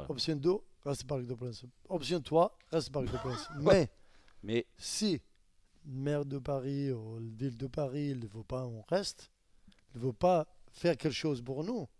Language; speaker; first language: French; non-native, learner; Arabic